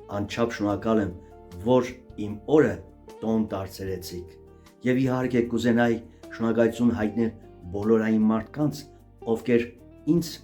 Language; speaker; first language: Armenian; native; Armenian